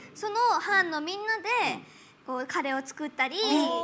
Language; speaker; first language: Japanese; native; Japanese